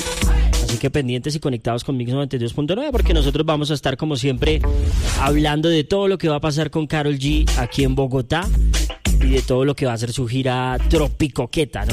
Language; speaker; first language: Spanish; native; Spanish